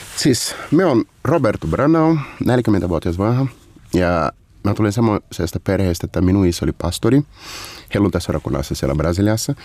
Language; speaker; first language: Finnish; non-native, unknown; Portuguese